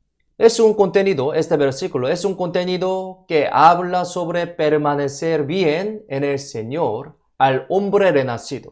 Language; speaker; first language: Spanish; non-native, fluent; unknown